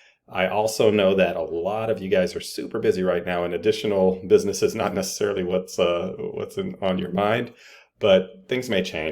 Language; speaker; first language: English; native; English